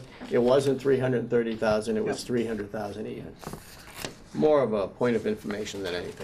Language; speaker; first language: English; native; English